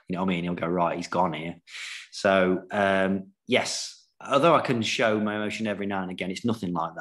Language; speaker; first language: English; native; English